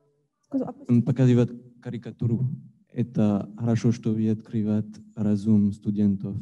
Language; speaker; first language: Russian; non-native, learner; French